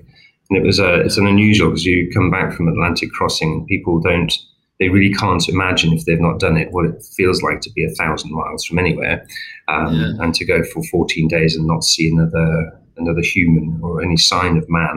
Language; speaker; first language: English; native; English